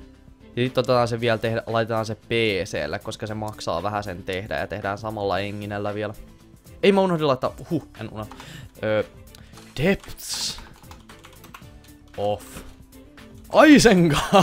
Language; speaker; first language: Finnish; native; Finnish